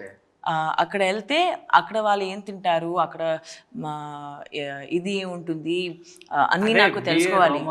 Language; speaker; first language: Telugu; non-native, local second language; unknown